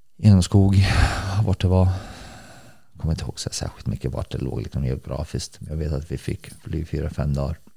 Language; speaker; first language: Swedish; early bilingual, other home language; Bosnian